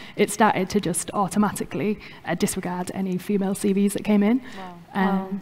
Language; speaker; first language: English; native; English